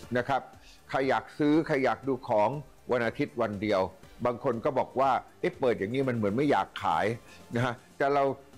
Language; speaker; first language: Thai; native; Thai